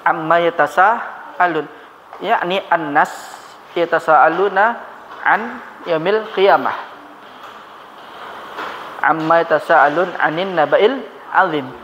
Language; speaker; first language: Arabic; non-native, fluent; Indonesian